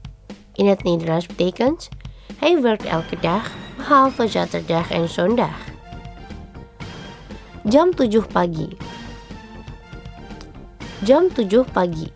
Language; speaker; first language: Dutch; non-native, learner; Indonesian